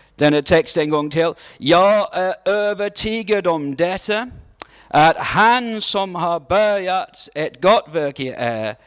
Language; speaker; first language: Swedish; non-native, fluent; English